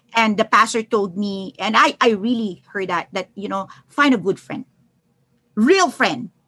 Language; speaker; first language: English; non-native, local second language; Filipino